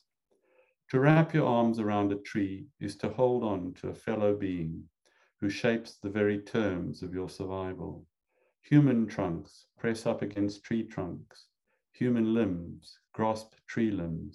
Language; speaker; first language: English; native; English